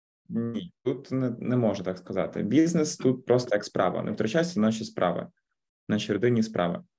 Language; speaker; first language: Ukrainian; native; Ukrainian